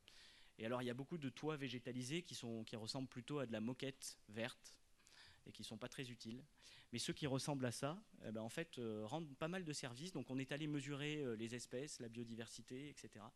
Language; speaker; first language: French; native; French